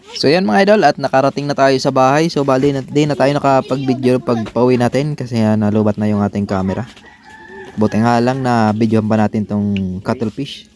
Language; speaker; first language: Filipino; non-native, local second language; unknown